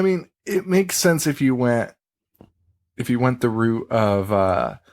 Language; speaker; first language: English; native; English